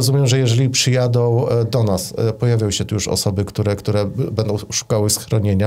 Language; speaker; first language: Polish; native; Polish